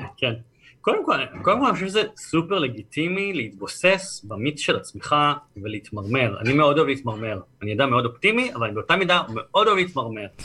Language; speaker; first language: Hebrew; native; Hebrew